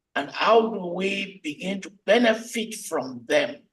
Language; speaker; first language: English; non-native, local second language; Yoruba